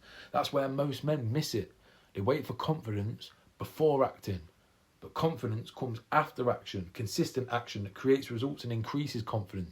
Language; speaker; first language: English; native; English